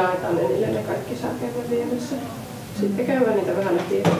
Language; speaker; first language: Finnish; native; Finnish